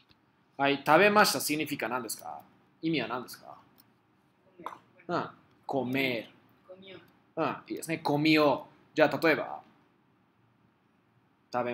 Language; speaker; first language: Japanese; non-native, fluent; Spanish